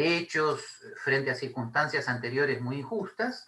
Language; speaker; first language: Spanish; native; Spanish